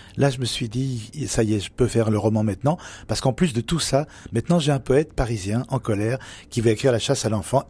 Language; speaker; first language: French; native; French